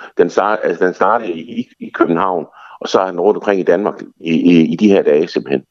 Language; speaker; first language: Danish; native; Danish